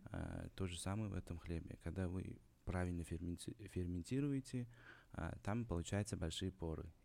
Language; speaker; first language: Russian; non-native, local second language; Uzbek